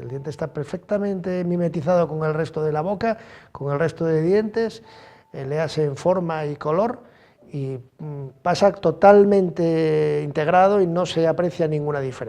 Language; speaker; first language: Spanish; native; Spanish